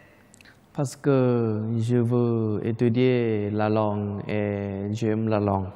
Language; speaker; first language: French; non-native, learner; Thai